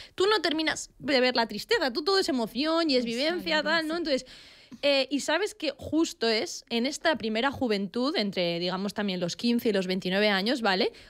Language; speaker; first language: Spanish; native; Spanish